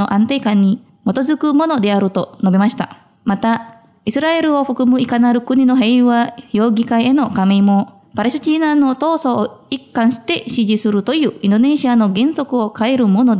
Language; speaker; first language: Japanese; non-native, fluent; Indonesian